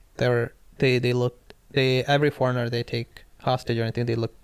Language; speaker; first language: English; non-native, local second language; Pashto